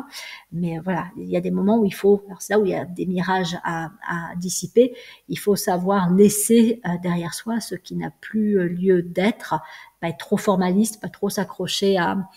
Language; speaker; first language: French; native; French